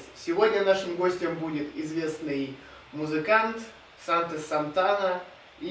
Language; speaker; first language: Russian; native; Russian